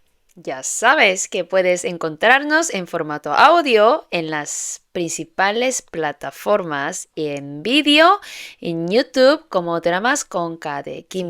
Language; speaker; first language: Spanish; non-native, fluent; Korean